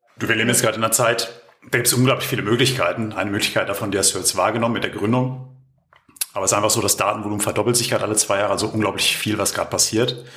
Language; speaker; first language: German; native; German